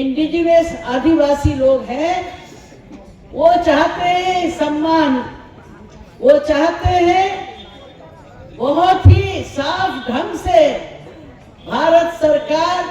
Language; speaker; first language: Hindi; non-native, local second language; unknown